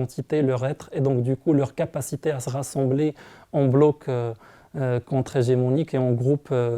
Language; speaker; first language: French; non-native, local second language; Arabic